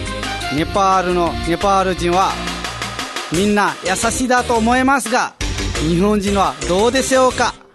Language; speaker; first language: Japanese; non-native, fluent; Nepali